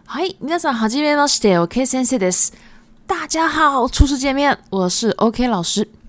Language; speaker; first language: Chinese; early bilingual, other home language; Japanese